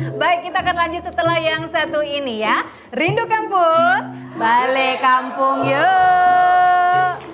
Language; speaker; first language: Indonesian; native; Indonesian